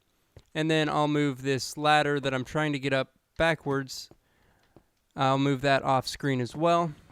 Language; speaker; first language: English; native; English